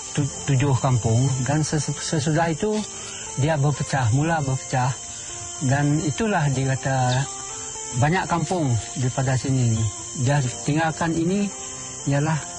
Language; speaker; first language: Malay; non-native, local second language; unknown